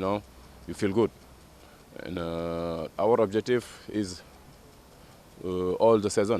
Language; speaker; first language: English; non-native, fluent; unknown